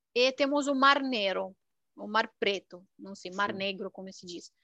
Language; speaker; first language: Portuguese; non-native, fluent; Romanian